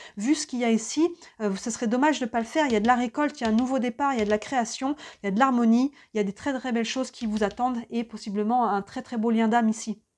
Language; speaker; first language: French; native; French